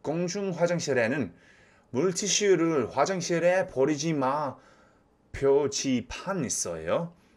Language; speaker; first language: Korean; non-native, fluent; English